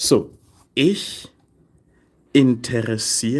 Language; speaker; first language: German; non-native, fluent; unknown